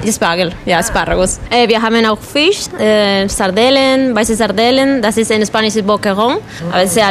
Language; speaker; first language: German; non-native, learner; Spanish